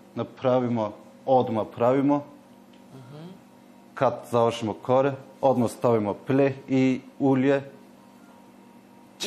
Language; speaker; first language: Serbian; non-native, learner; Turkish